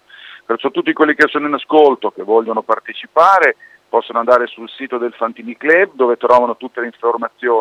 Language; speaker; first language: Italian; native; Italian